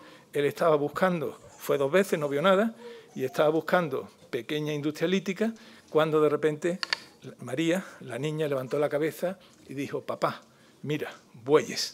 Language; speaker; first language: Spanish; native; Spanish